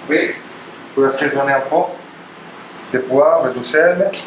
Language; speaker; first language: French; non-native, learner; Italian